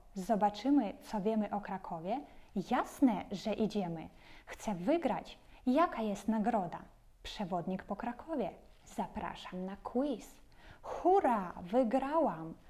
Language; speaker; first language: Polish; non-native, fluent; Ukrainian